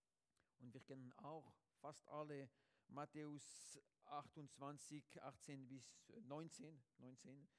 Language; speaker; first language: German; non-native, learner; French